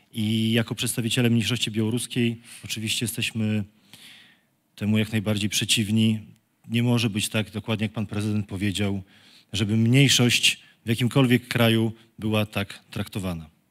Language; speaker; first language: Polish; non-native, local second language; Belarusian